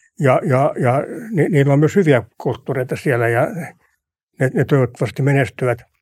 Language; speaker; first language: Finnish; native; Finnish